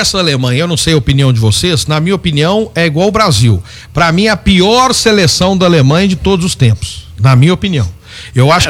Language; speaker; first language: Portuguese; native; Portuguese